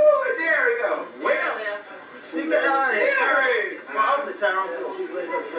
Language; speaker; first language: English; native; English